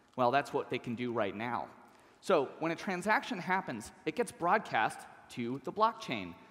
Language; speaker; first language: English; native; English